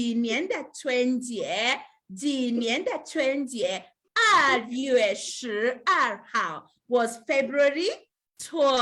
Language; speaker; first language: Chinese; non-native, fluent; English